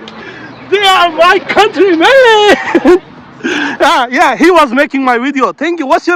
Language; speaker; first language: English; non-native, learner; Urdu